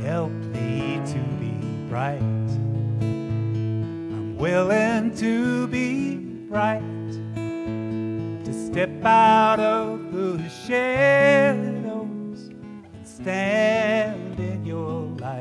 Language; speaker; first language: English; native; English